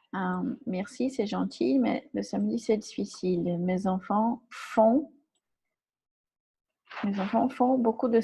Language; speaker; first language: French; non-native, fluent; Portuguese